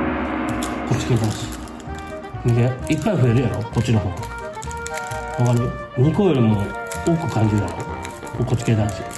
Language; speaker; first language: Japanese; native; Japanese